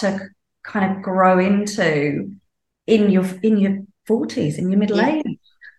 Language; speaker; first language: English; native; English